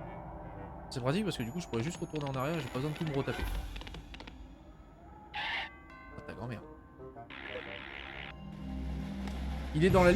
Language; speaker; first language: French; native; French